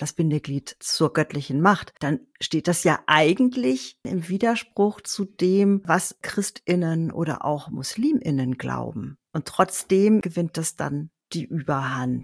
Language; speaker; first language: German; native; German